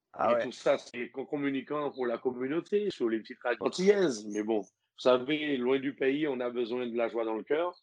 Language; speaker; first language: French; native; French